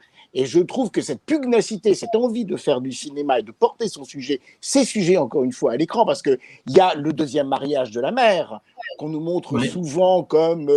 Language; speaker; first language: French; native; French